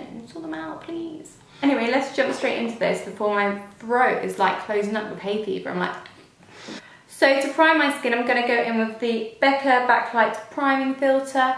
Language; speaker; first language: English; native; English